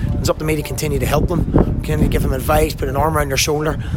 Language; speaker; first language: English; native; English